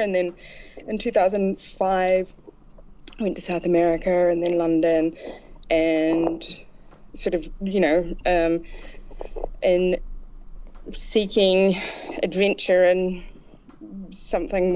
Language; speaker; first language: English; native; English